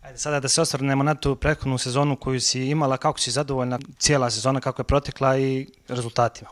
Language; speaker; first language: Serbian; native; Serbian